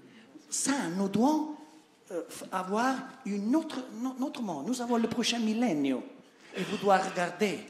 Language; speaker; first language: French; non-native, learner; Italian